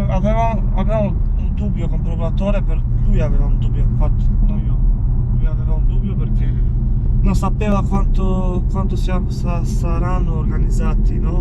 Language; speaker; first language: Italian; non-native, fluent; Albanian